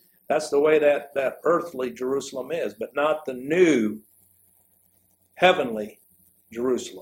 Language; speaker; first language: English; native; English